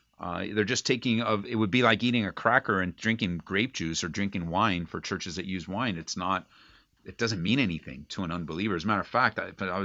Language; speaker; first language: English; native; English